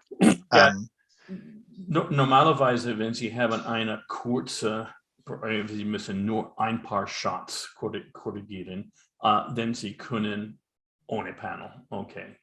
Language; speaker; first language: German; non-native, learner; English